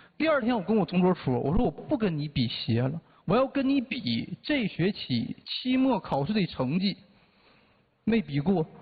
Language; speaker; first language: Chinese; native; Chinese